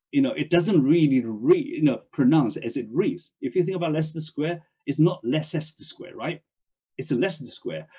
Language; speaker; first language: English; non-native, fluent; Chinese